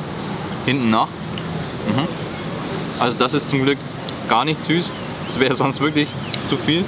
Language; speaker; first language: German; native; German